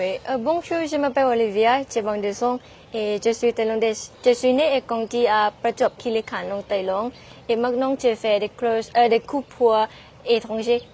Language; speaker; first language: French; non-native, learner; Thai